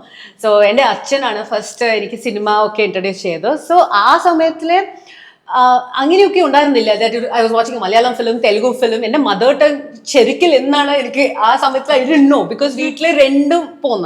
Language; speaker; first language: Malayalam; non-native, local second language; Telugu